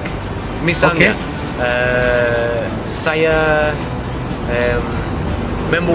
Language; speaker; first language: Indonesian; non-native, learner; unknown